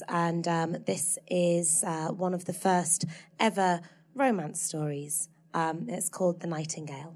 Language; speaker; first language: English; native; English